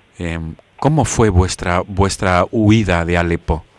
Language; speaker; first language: Spanish; native; Spanish